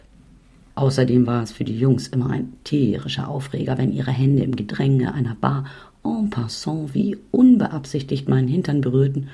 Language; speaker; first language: German; native; German